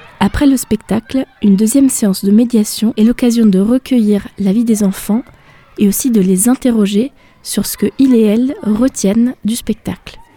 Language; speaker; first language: French; native; French